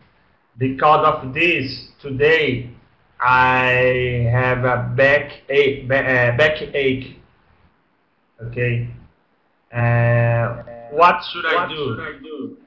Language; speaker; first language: English; non-native, learner; Portuguese